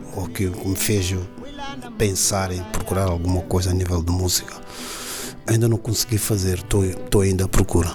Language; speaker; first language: Portuguese; non-native, local second language; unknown